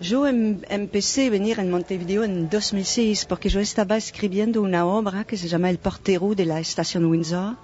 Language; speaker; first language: Spanish; non-native, fluent; French